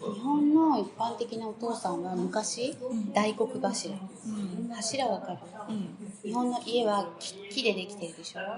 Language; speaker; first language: Japanese; non-native, fluent; Portuguese